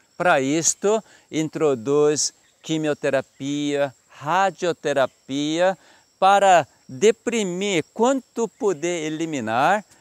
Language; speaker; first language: Portuguese; non-native, fluent; Korean